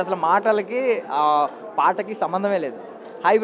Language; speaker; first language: Telugu; native; Telugu